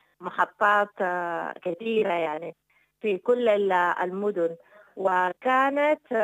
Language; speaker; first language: Arabic; native; Arabic